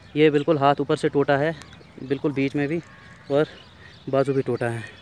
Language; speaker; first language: Hindi; native; Hindi